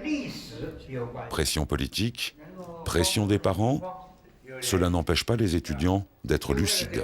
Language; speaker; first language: French; native; French